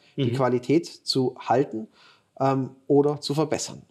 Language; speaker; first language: German; native; German